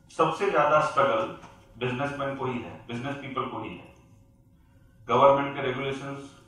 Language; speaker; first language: Hindi; non-native, local second language; Gujarati